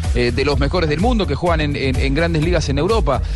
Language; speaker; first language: Spanish; native; Spanish